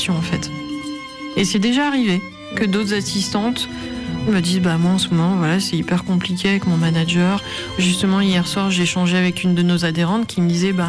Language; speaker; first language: French; native; French